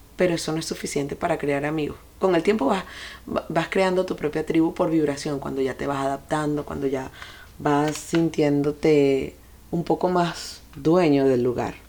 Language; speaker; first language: Spanish; native; Spanish